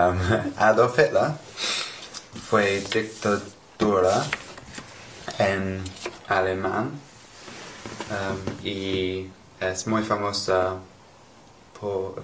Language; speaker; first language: Spanish; non-native, learner; English